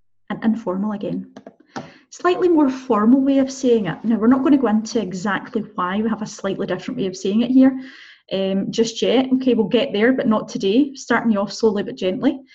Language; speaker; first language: English; native; English